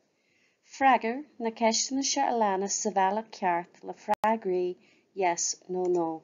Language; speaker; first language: Irish; non-native, local second language; English